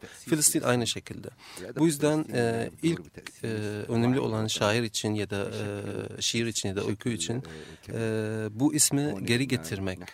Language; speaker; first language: Turkish; non-native, fluent; Arabic